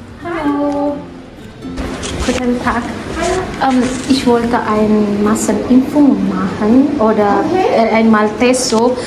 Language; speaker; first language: German; non-native, learner; Indonesian